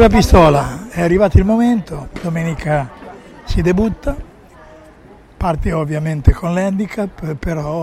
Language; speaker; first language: Italian; native; Italian